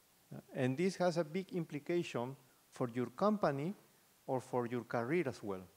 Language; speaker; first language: English; non-native, fluent; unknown